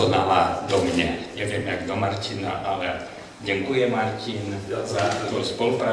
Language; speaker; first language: Polish; non-native, learner; Slovak